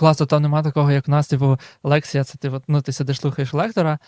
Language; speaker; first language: Ukrainian; native; Ukrainian